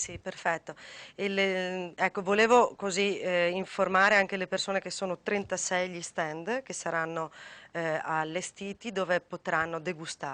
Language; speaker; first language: Italian; native; Italian